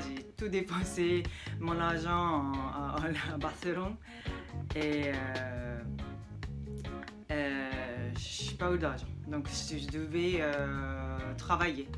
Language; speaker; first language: French; non-native, learner; Japanese